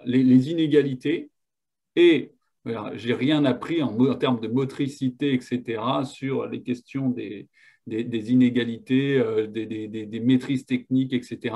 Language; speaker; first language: French; native; French